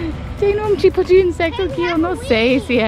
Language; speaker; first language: Portuguese; non-native, learner; English